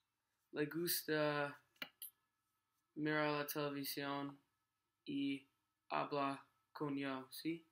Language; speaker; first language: Spanish; non-native, learner; English